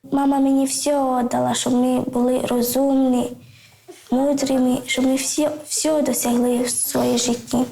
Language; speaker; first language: Ukrainian; non-native, local second language; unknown